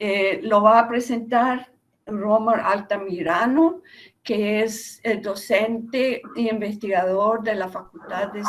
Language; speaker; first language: Spanish; non-native, fluent; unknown